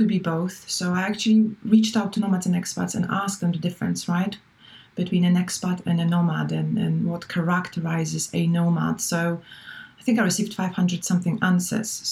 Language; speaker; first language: English; non-native, fluent; Polish